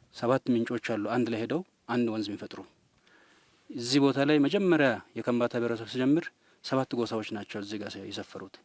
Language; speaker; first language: Amharic; non-native, local second language; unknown